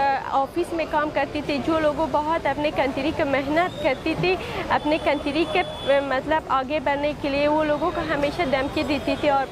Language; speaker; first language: Hindi; non-native, learner; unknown